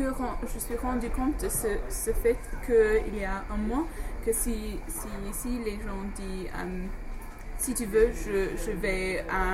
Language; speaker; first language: French; non-native, fluent; English